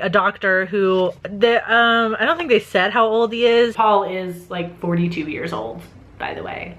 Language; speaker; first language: English; native; English